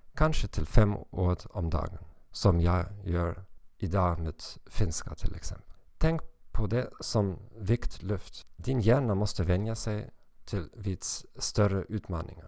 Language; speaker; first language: Swedish; non-native, learner; German